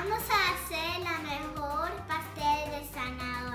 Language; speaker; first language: Spanish; early bilingual, heritage; English